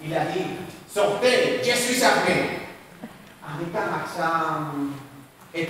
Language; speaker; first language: French; non-native, learner; Spanish